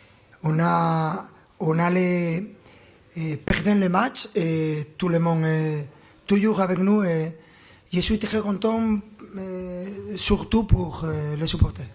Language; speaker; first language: French; non-native, fluent; Spanish